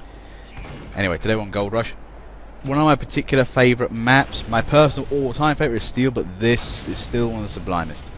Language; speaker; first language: English; native; English